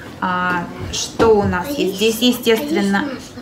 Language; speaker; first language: Russian; native; Russian